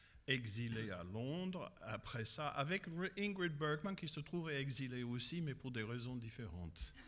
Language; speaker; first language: French; non-native, fluent; English